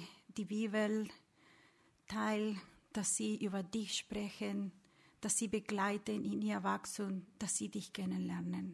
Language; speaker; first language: German; non-native, learner; Spanish